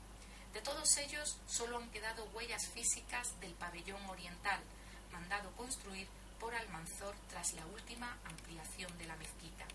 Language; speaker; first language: Spanish; native; Spanish